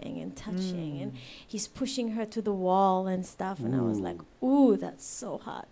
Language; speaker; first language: English; non-native, fluent; Hebrew